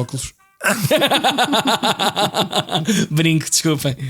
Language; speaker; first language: Portuguese; native; Portuguese